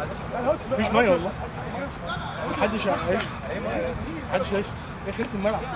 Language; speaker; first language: Arabic; native; Arabic